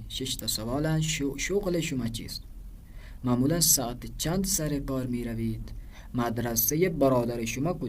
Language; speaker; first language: Persian; non-native, fluent; Urdu